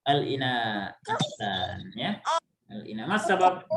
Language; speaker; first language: Arabic; non-native, fluent; Indonesian